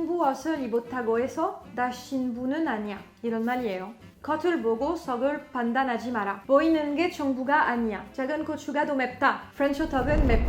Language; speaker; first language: Korean; non-native, fluent; French